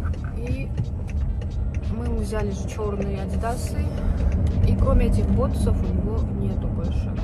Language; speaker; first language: Russian; native; Russian